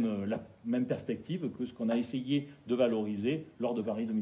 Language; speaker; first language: French; native; French